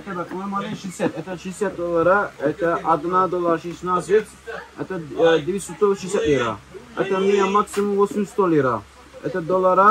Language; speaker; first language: Russian; non-native, learner; Turkish